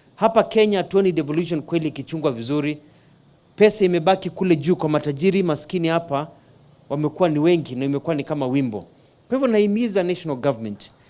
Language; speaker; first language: Swahili; non-native, local second language; Kamba